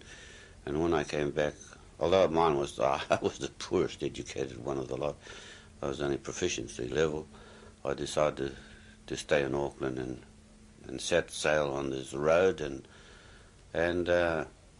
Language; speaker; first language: English; native; English